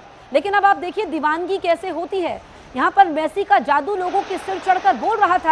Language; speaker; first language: Hindi; native; Hindi